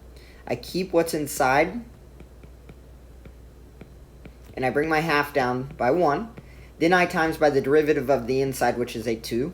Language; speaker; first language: English; native; English